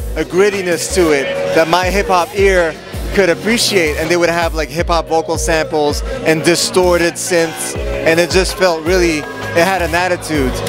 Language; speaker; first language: English; native; English